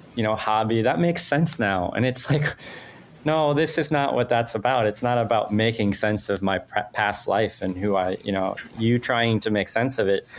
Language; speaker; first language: English; non-native, fluent; Spanish